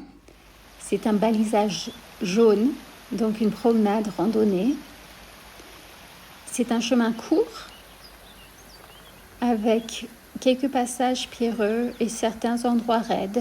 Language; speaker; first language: French; native; French